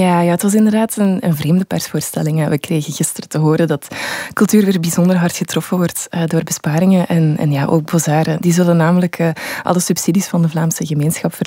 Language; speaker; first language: Dutch; native; Dutch